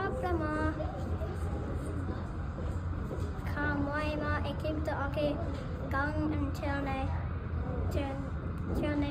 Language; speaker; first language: French; non-native, learner; English